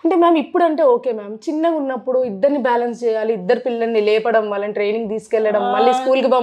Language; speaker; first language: Telugu; native; Telugu